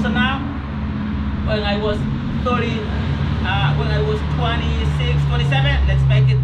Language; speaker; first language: English; non-native, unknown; Spanish